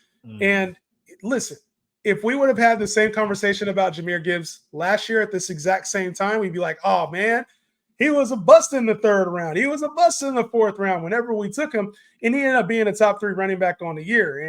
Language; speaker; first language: English; native; English